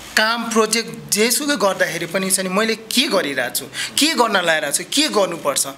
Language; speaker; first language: Nepali; non-native, local second language; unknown